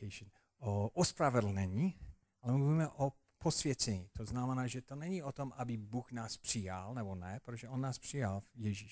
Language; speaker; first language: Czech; non-native, fluent; English